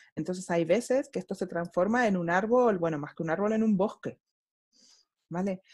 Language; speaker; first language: Spanish; native; Spanish